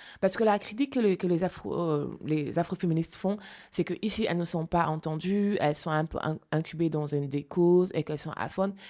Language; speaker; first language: French; non-native, local second language; Fula